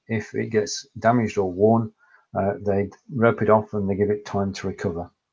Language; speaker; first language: English; native; English